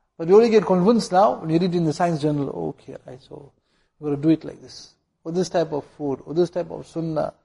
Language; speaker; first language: English; native; English